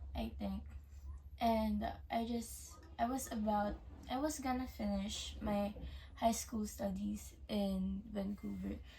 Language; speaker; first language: English; native; English